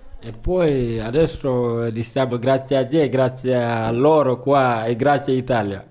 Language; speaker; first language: Italian; non-native, learner; Wolof